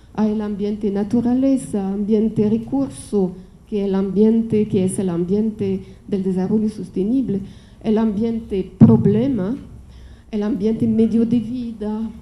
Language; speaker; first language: Spanish; non-native, fluent; French